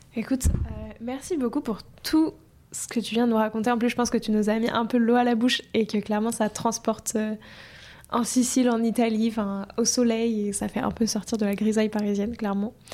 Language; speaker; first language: French; native; French